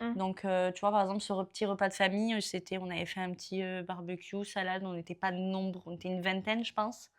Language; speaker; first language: French; native; French